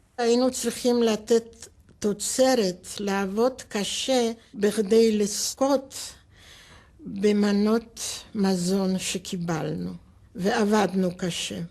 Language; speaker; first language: Hebrew; non-native, fluent; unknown